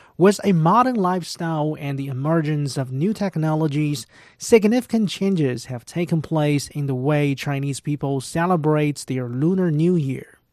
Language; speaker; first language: English; non-native, fluent; Chinese